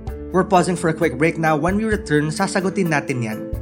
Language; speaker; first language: English; non-native, local second language; Filipino